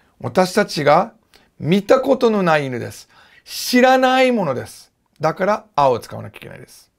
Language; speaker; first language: Japanese; non-native, fluent; English